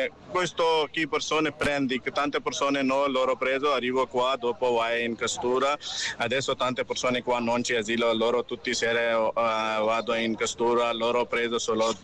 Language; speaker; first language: Italian; non-native, learner; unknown